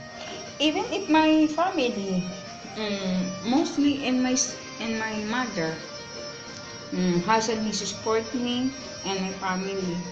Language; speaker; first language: English; non-native, learner; Filipino